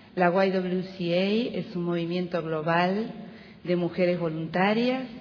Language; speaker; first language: Spanish; native; Spanish